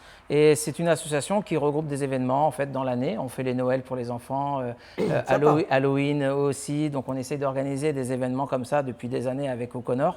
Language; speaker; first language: French; native; French